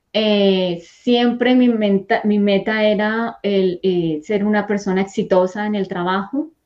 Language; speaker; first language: Spanish; native; Spanish